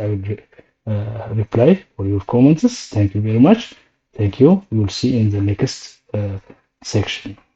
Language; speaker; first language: English; non-native, local second language; Amharic